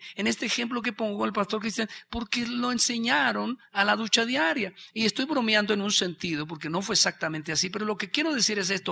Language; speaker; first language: Spanish; native; Spanish